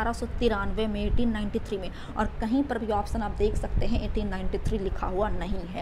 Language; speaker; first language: Hindi; native; Hindi